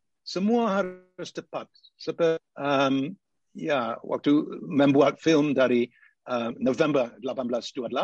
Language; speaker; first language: Indonesian; non-native, fluent; English